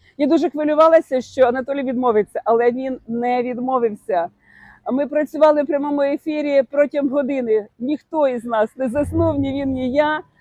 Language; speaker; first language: Ukrainian; native; Ukrainian